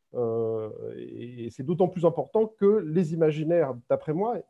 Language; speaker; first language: French; native; French